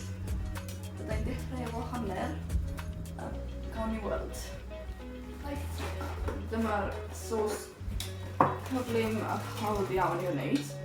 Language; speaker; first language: Welsh; non-native, learner; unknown